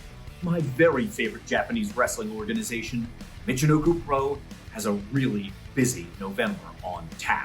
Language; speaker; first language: English; native; English